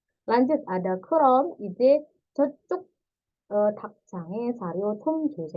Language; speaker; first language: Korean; non-native, fluent; Indonesian